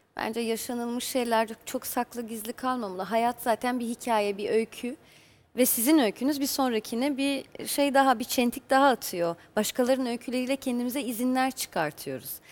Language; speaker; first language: Turkish; native; Turkish